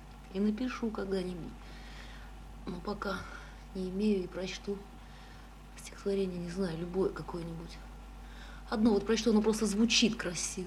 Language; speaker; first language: Russian; native; Russian